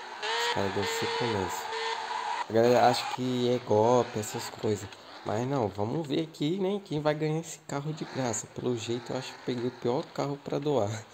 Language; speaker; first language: Portuguese; native; Portuguese